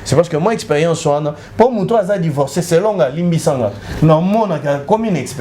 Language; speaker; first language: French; non-native, local second language; Lingala